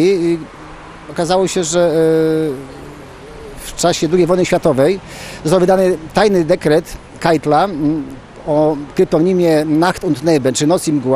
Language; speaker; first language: Polish; native; Polish